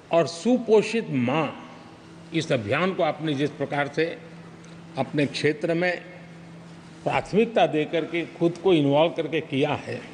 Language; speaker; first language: Hindi; non-native, local second language; Gujarati